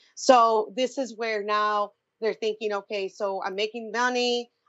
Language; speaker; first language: English; native; English